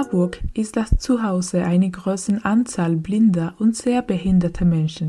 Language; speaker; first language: German; non-native, learner; Spanish